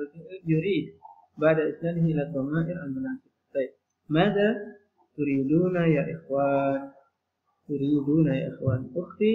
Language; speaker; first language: Arabic; non-native, fluent; Indonesian